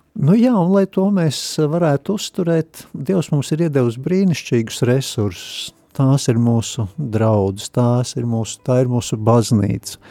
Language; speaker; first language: Latvian; native; Latvian